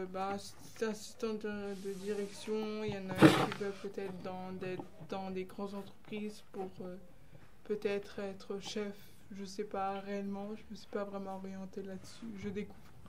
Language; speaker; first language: French; native; French